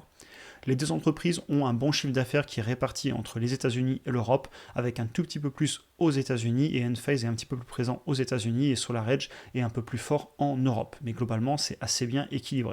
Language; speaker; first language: French; native; French